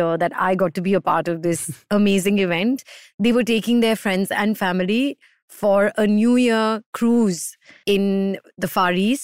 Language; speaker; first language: English; non-native, local second language; Hindi